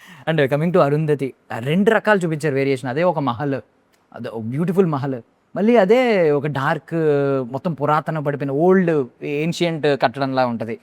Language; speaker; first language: Telugu; native; Telugu